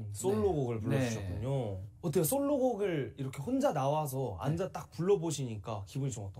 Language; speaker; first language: Korean; native; Korean